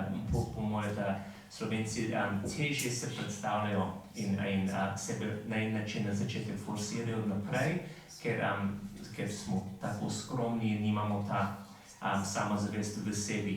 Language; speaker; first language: Slovenian; non-native, fluent; English